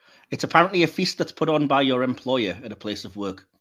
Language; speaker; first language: English; native; English